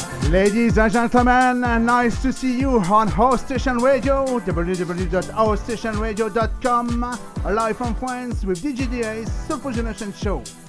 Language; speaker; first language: English; non-native, learner; French